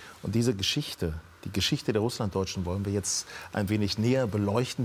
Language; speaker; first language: German; native; German